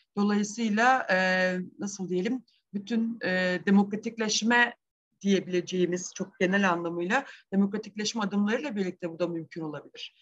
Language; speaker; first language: Turkish; native; Turkish